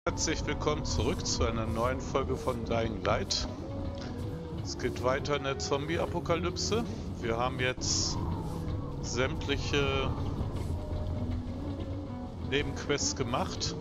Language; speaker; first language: German; native; German